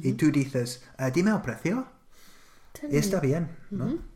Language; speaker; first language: Spanish; non-native, fluent; English